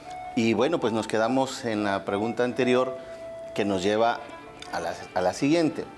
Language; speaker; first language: Spanish; native; Spanish